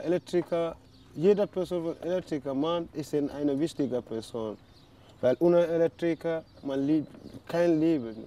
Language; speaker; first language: German; non-native, learner; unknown